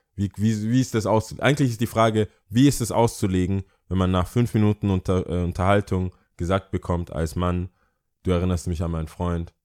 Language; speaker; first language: German; early bilingual, other home language; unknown